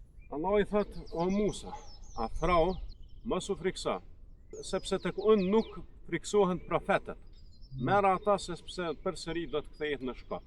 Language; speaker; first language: Albanian; native; Albanian